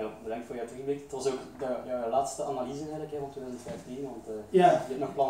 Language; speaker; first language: Dutch; native; Dutch